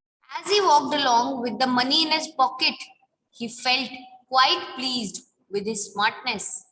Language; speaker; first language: English; non-native, local second language; Hindi